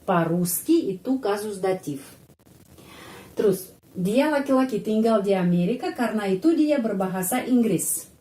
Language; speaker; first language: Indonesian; non-native, fluent; Russian